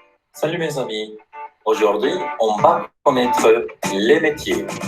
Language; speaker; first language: French; non-native, learner; Spanish